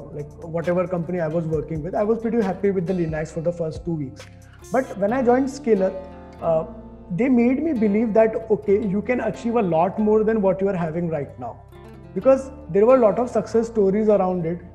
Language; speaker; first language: English; non-native, local second language; Hindi